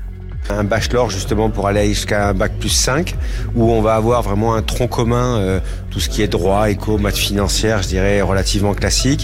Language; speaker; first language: French; native; French